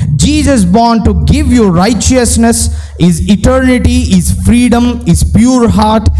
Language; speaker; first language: English; non-native, local second language; Telugu